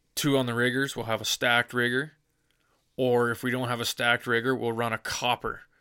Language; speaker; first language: English; native; English